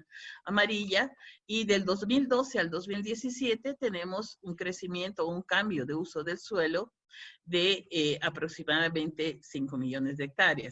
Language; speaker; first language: Spanish; native; Spanish